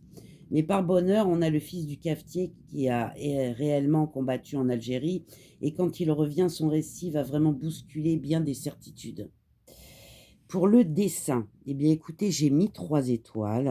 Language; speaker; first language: French; native; French